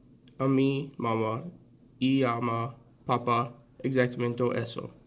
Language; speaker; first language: Spanish; non-native, learner; English